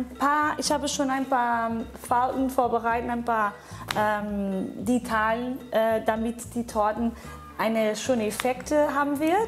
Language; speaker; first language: German; non-native, fluent; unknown